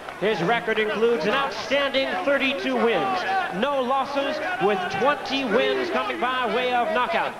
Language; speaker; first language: English; native; English